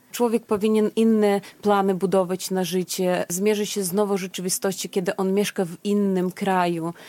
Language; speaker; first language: Polish; non-native, fluent; Russian